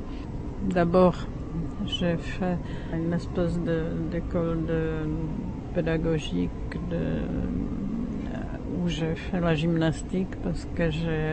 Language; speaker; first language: French; non-native, fluent; Czech